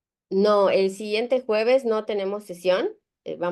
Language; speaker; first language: Spanish; native; Spanish